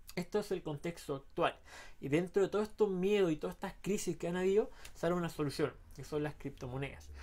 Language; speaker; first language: Spanish; native; Spanish